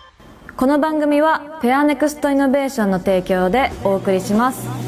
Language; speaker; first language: Japanese; native; Japanese